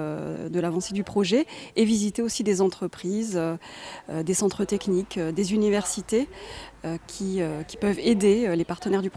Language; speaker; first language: French; native; French